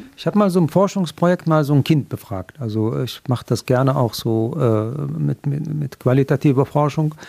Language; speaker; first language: German; non-native, fluent; Arabic